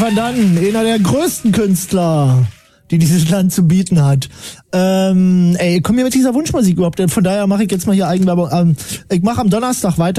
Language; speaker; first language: German; native; German